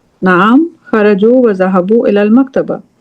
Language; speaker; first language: Arabic; non-native, fluent; English